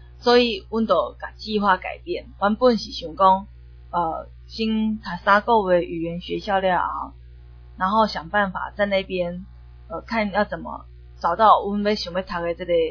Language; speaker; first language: Chinese; native; Chinese